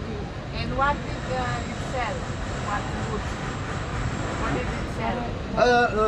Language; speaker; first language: English; non-native, fluent; Greek